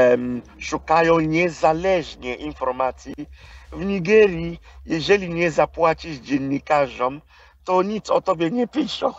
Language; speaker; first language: Polish; non-native, fluent; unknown